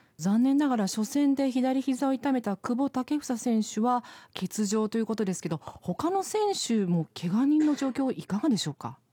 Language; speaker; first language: Japanese; native; Japanese